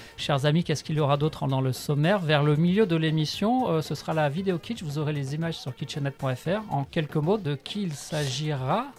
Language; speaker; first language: French; native; French